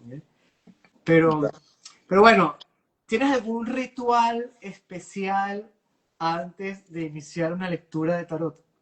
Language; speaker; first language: Spanish; native; Spanish